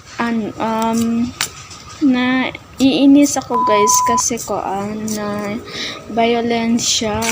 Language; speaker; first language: Filipino; non-native, local second language; Cebuano